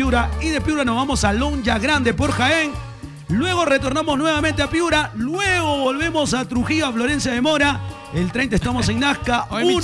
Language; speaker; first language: Spanish; native; Spanish